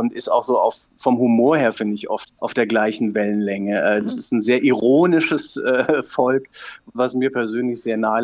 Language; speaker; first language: German; native; German